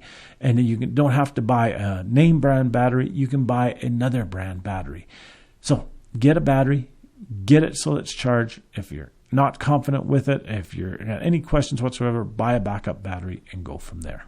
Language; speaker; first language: English; native; English